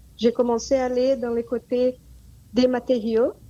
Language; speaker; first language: French; non-native, fluent; Portuguese